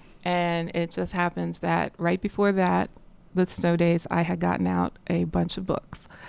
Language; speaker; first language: English; native; English